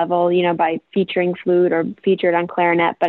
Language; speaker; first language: English; native; English